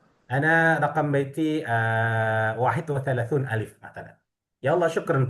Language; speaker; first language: Arabic; non-native, fluent; Indonesian